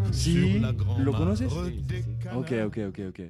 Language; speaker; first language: Spanish; non-native, fluent; French